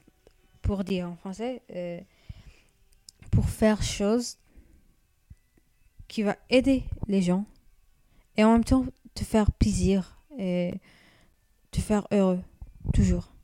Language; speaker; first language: French; non-native, learner; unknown